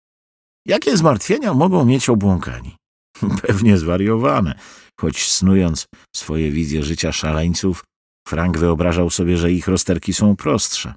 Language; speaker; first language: Polish; native; Polish